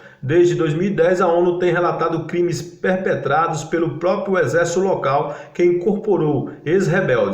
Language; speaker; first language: Portuguese; native; Portuguese